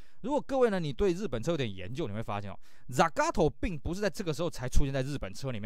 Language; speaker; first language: Chinese; native; Chinese